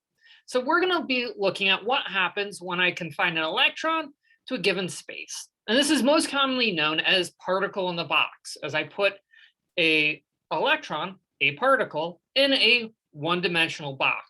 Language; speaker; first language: English; native; English